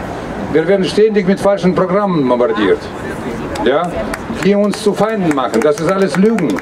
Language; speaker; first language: German; non-native, fluent; Russian